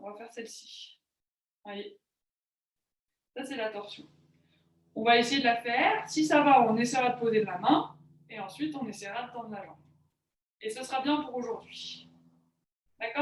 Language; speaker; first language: French; native; French